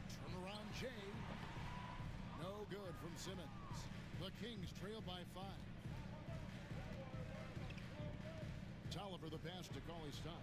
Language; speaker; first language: English; native; English